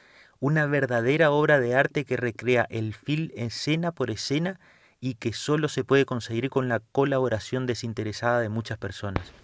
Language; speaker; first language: Spanish; native; Spanish